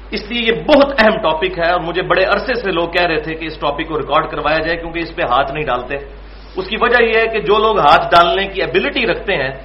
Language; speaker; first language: Urdu; native; Urdu